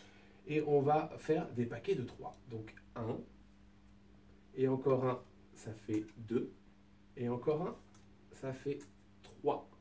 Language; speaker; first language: French; native; French